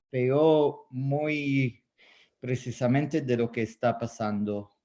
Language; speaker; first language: Spanish; non-native, fluent; Arabic